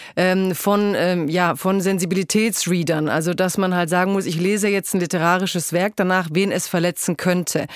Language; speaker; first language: German; early bilingual, other home language; Croatian